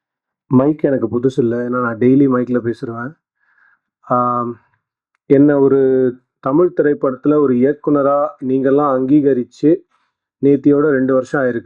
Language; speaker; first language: Tamil; native; Tamil